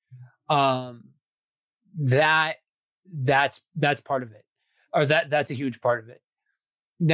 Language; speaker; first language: English; native; English